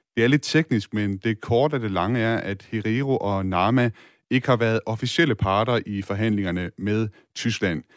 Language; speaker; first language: Danish; native; Danish